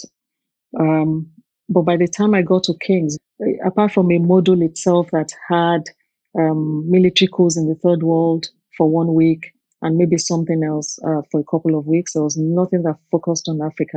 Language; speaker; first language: English; non-native, local second language; Yoruba